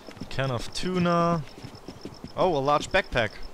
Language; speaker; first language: English; non-native, learner; German